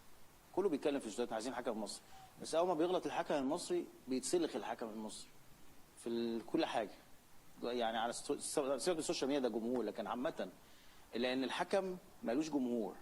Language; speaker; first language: Arabic; native; Arabic